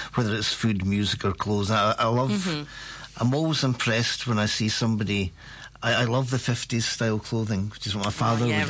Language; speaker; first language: English; native; English